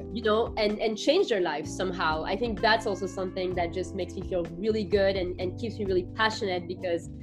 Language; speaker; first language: English; non-native, fluent; French